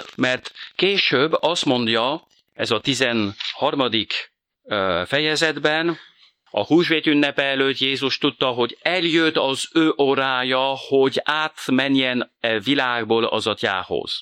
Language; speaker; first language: Hungarian; non-native, fluent; French